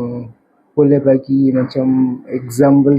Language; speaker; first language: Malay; non-native, fluent; Arabic